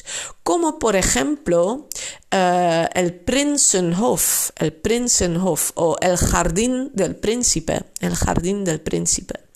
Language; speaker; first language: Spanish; non-native, fluent; Dutch